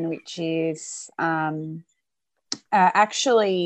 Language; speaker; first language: English; native; English